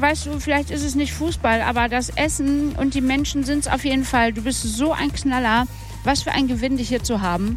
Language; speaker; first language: German; native; German